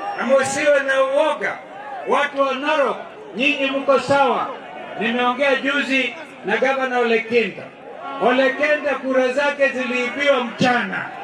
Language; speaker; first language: Swahili; non-native, local second language; Kikuyu